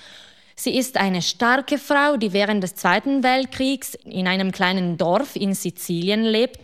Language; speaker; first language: German; non-native, fluent; Italian